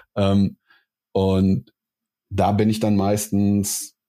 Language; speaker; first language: German; native; German